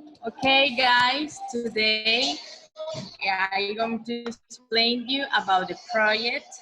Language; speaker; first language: English; non-native, learner; Spanish